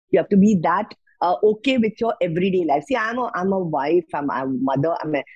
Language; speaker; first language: Hindi; non-native, local second language; Marathi